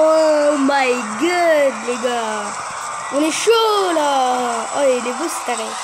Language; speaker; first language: French; native; French